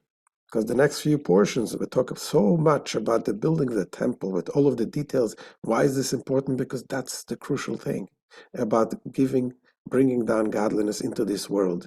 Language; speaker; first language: English; non-native, fluent; Hebrew